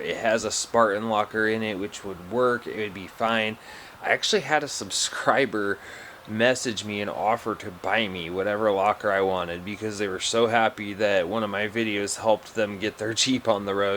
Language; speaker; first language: English; native; English